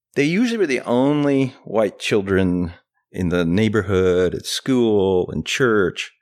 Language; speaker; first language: English; native; English